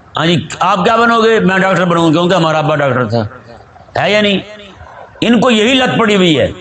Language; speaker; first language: Urdu; non-native, local second language; Punjabi